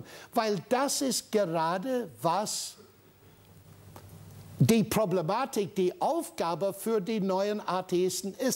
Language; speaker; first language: German; non-native, fluent; English